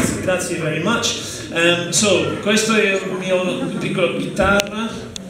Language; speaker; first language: Italian; non-native, learner; English